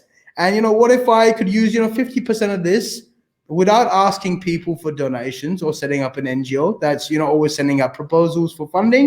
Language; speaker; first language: English; early bilingual, other home language; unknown